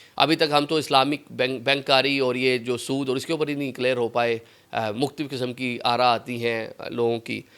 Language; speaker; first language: Urdu; native; Urdu